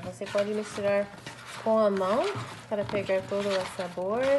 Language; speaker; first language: Portuguese; non-native, learner; English